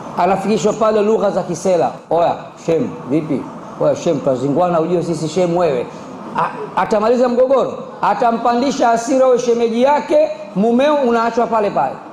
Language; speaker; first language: Swahili; native; Swahili